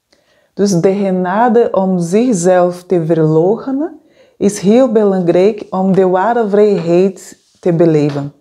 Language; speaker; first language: Dutch; non-native, fluent; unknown